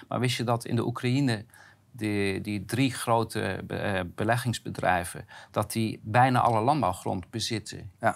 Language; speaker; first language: Dutch; native; Dutch